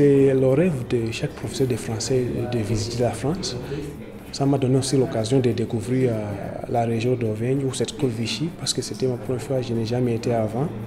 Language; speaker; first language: French; non-native, fluent; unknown